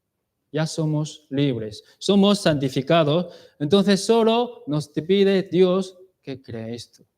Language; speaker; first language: Spanish; non-native, learner; Chinese